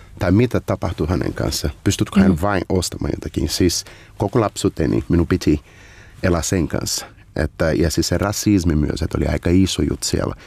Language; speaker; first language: Finnish; non-native, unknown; Portuguese